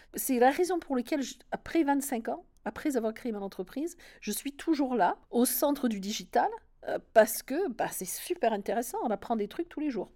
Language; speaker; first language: French; non-native, fluent; English